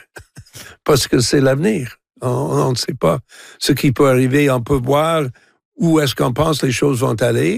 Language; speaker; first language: French; non-native, local second language; English